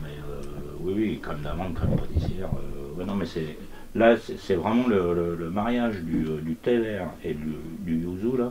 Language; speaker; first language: French; native; French